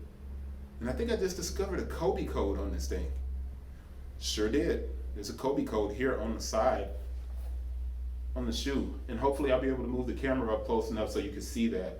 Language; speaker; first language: English; native; English